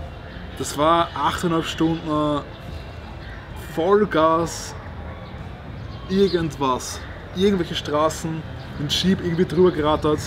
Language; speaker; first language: German; native; German